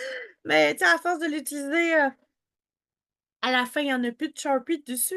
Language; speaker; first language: French; native; French